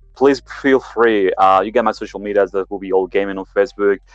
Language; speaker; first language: English; non-native, learner; Spanish